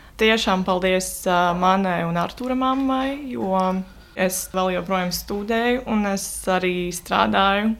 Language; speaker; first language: Latvian; non-native, local second language; Russian